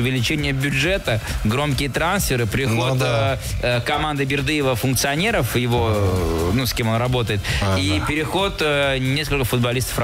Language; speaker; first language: Russian; native; Russian